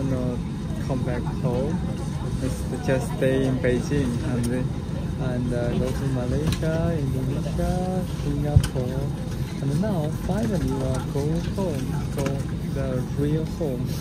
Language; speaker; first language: English; non-native, learner; Chinese